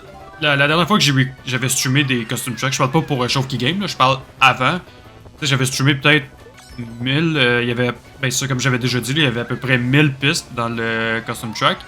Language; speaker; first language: French; native; French